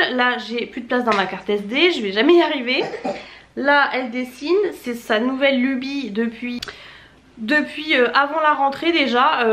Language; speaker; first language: French; native; French